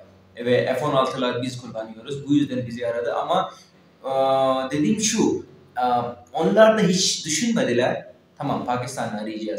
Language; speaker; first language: Turkish; non-native, fluent; Urdu